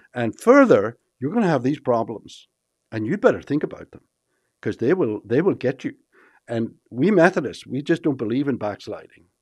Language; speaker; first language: English; native; English